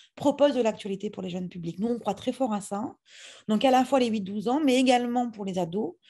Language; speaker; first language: French; native; French